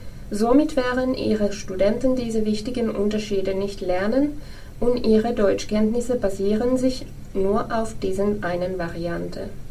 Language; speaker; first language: German; non-native, fluent; Finnish